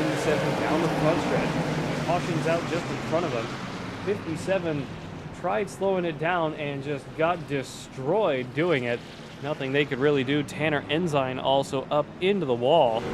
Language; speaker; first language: English; native; English